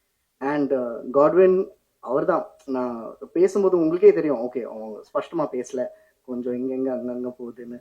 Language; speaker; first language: Tamil; non-native, fluent; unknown